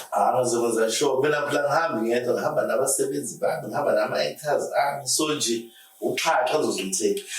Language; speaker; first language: Zulu; native; Zulu